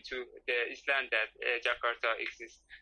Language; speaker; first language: English; non-native, learner; Persian